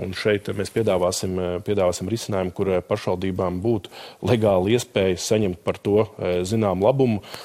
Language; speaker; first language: Latvian; native; Latvian